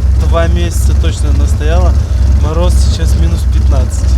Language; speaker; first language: Russian; native; Russian